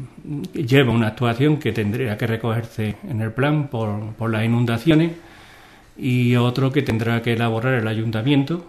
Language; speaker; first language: Spanish; native; Spanish